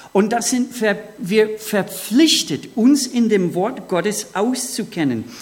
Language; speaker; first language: German; non-native, fluent; English